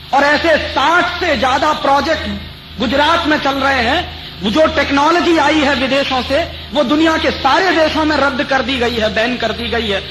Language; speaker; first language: Hindi; native; Hindi